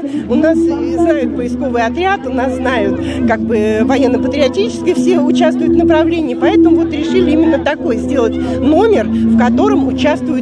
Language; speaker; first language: Russian; native; Russian